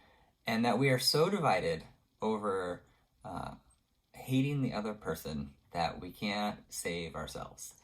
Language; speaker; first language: English; native; English